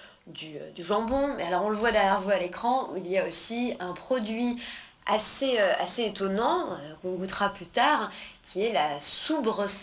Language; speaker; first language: French; native; French